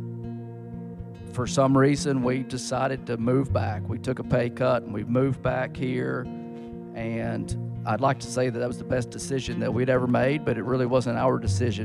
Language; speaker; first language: English; native; English